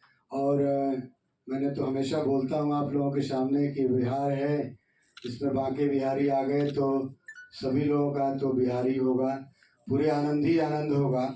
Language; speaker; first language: Hindi; native; Hindi